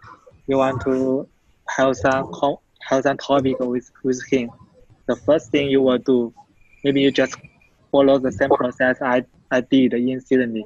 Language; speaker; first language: English; non-native, fluent; Chinese